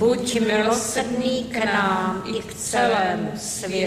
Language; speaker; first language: Czech; native; Czech